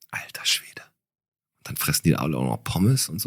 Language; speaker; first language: German; native; German